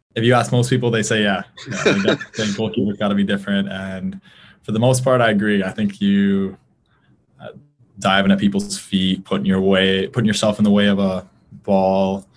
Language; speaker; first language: English; native; English